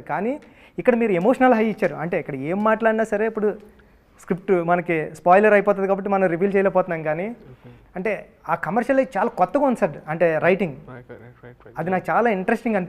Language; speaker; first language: Telugu; native; Telugu